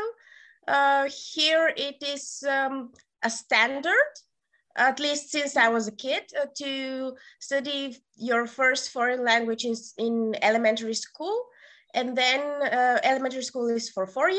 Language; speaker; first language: English; non-native, fluent; Bulgarian